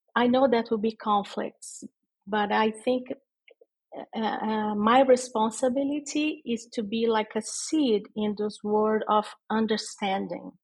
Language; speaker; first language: English; non-native, fluent; Portuguese